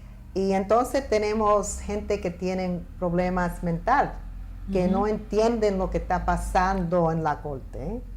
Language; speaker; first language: Spanish; early bilingual, heritage; Spanish